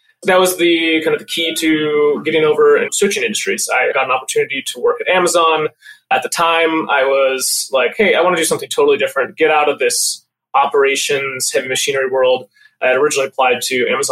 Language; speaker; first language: English; native; English